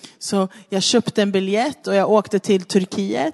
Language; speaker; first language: Swedish; non-native, fluent; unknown